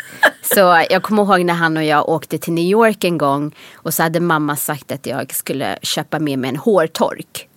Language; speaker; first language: Swedish; native; Swedish